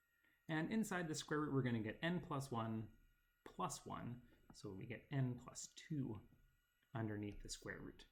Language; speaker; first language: English; native; English